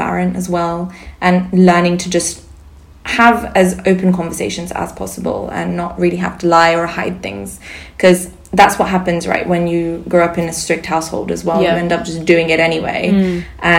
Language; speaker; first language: English; non-native, fluent; Sindhi